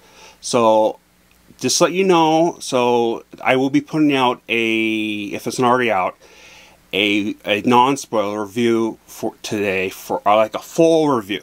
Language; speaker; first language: English; native; English